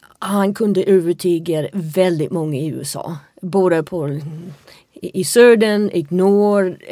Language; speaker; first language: Swedish; non-native, fluent; English